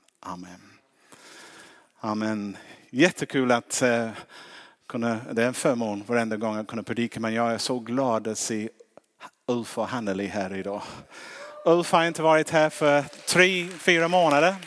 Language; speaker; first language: Swedish; non-native, fluent; English